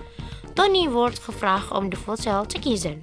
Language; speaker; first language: Dutch; non-native, fluent; Indonesian